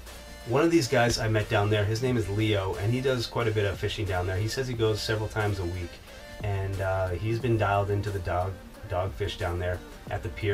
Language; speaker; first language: English; native; English